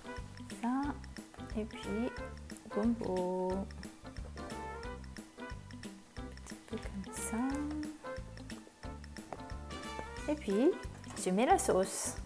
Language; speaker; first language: French; non-native, fluent; Japanese